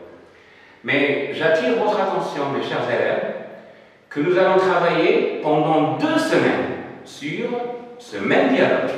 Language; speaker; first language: French; non-native, local second language; Arabic